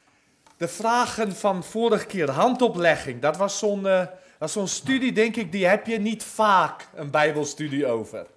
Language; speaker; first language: Dutch; non-native, fluent; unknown